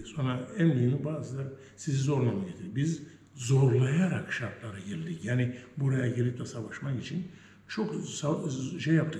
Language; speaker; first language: Turkish; native; Turkish